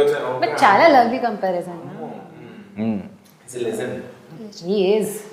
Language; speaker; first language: Telugu; non-native, local second language; Hindi